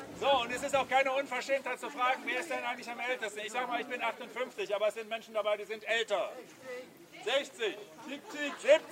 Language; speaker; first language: German; native; German